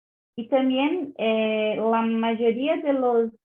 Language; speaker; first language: Spanish; non-native, learner; Portuguese